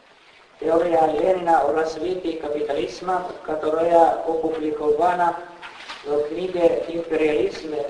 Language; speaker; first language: Russian; non-native, fluent; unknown